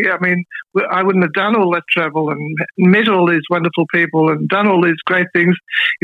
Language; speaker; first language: English; native; English